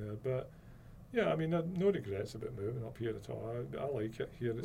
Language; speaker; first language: English; native; English